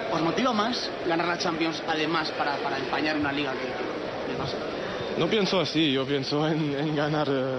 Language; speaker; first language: Spanish; non-native, fluent; French